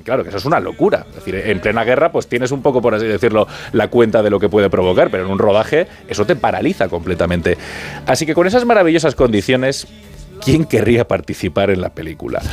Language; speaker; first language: Spanish; native; Spanish